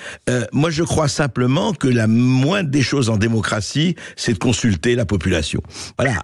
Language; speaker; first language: French; native; French